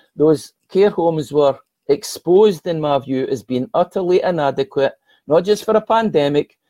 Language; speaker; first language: English; native; English